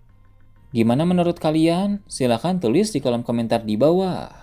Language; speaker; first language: Indonesian; native; Indonesian